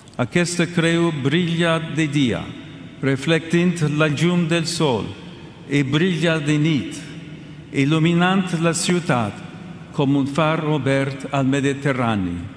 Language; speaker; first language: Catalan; non-native, learner; English